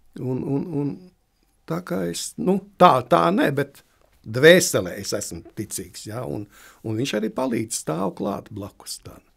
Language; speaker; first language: Latvian; native; Latvian